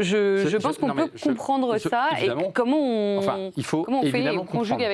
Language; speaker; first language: French; native; French